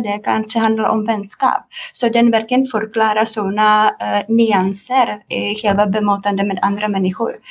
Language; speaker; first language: Swedish; non-native, fluent; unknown